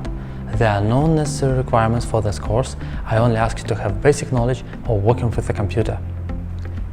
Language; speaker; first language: English; non-native, fluent; Russian